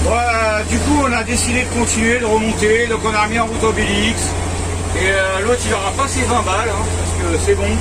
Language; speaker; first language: French; native; French